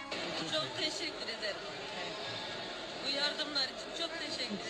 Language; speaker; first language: Turkish; non-native, learner; Arabic